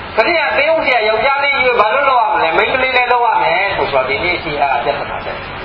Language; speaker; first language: Burmese; non-native, local second language; Hakha Chin